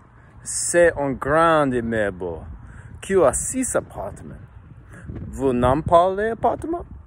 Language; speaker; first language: French; non-native, learner; English